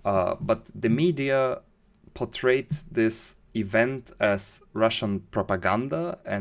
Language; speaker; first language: English; non-native, fluent; German